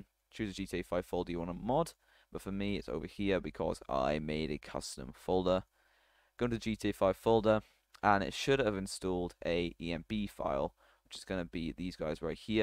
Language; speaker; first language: English; native; English